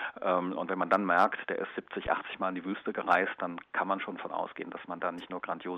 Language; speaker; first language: German; native; German